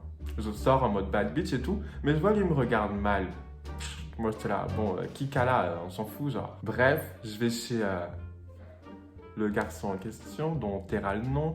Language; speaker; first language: French; native; French